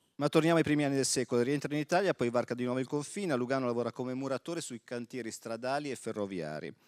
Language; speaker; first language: Italian; native; Italian